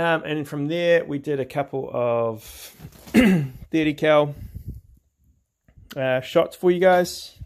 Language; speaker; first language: English; native; English